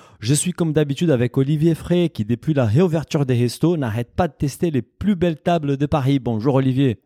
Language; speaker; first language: French; non-native, fluent; Portuguese